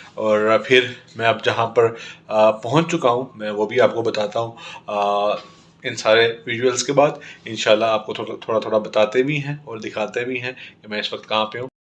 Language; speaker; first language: Urdu; non-native, local second language; Punjabi